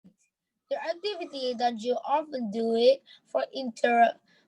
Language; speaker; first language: English; non-native, learner; Vietnamese